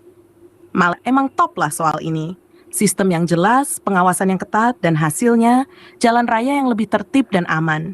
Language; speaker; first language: Indonesian; native; Indonesian